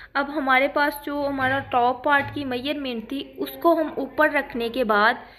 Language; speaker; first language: Urdu; native; Urdu